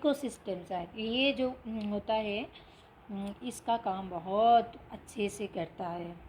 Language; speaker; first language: Hindi; non-native, local second language; Bangla